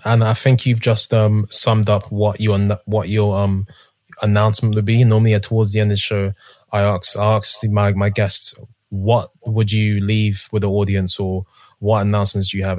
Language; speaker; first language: English; native; English